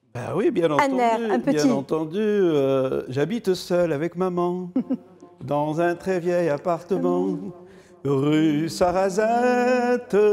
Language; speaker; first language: French; non-native, local second language; Arabic